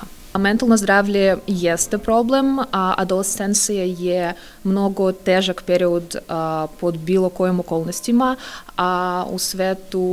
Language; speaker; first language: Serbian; non-native, fluent; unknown